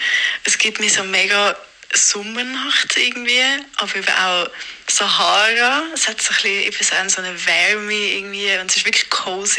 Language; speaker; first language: German; native; German